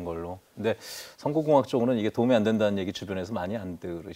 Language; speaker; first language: Korean; native; Korean